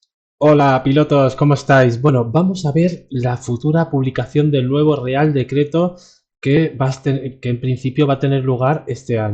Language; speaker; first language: Spanish; native; Spanish